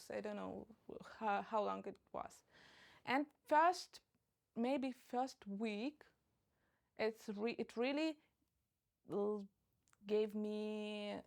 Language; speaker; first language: English; non-native, fluent; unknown